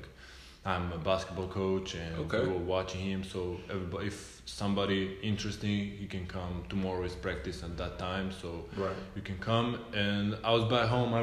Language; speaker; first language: English; non-native, learner; Serbian